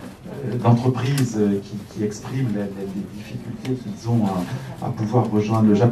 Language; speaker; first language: French; native; French